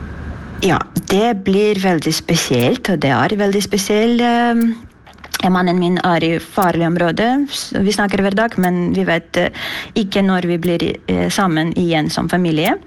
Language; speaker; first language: Norwegian; non-native, fluent; Ukrainian